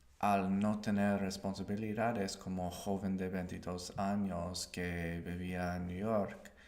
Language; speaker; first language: Spanish; non-native, learner; English